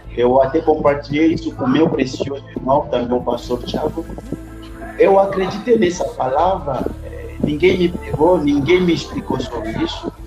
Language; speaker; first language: Portuguese; non-native, learner; French